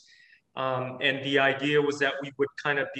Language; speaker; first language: English; native; English